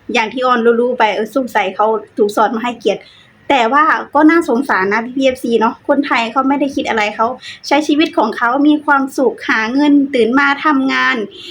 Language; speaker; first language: Thai; native; Thai